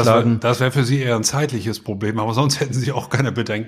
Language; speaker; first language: German; native; German